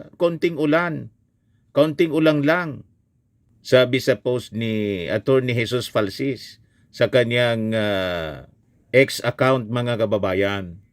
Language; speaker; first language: Filipino; non-native, local second language; Bikol